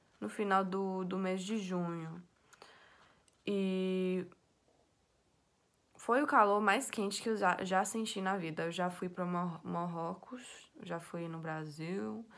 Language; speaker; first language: Portuguese; non-native, fluent; English